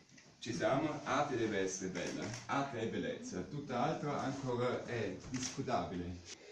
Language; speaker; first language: Italian; non-native, learner; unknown